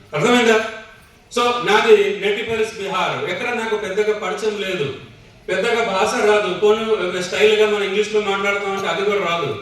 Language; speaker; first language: Telugu; non-native, fluent; Hindi